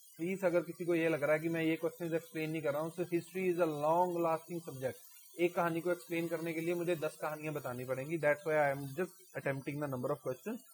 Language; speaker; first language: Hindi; non-native, local second language; Punjabi